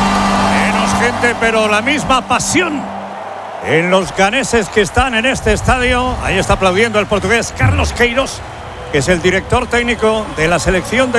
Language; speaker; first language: Spanish; native; Spanish